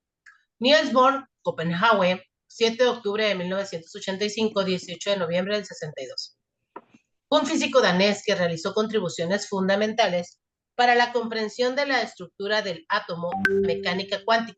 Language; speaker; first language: Spanish; native; Spanish